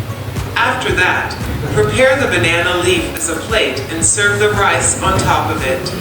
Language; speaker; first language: English; non-native, learner; Indonesian